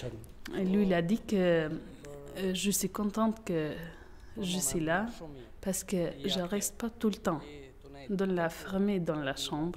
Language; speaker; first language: French; non-native, learner; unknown